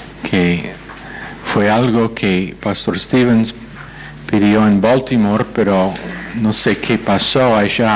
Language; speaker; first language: Spanish; non-native, fluent; English